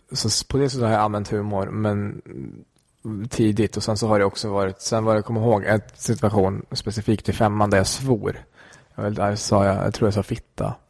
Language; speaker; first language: Swedish; early bilingual, other home language; Kurdish